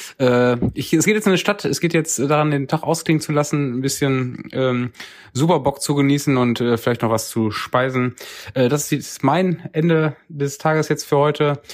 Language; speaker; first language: German; native; German